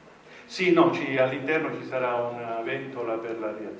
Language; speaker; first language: Italian; native; Italian